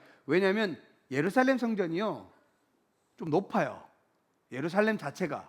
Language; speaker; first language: Korean; native; Korean